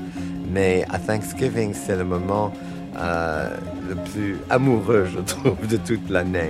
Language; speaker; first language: French; non-native, fluent; English